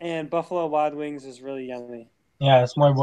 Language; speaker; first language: English; native; English